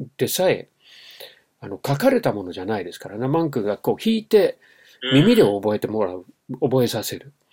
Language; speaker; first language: Japanese; non-native, fluent; English